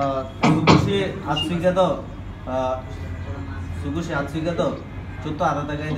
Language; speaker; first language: Japanese; non-native, learner; Bangla